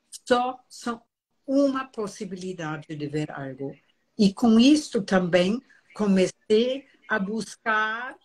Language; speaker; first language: Portuguese; non-native, fluent; German